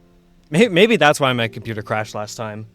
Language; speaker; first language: English; native; English